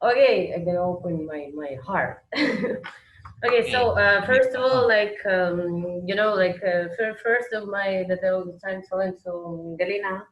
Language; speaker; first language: English; non-native, learner; Russian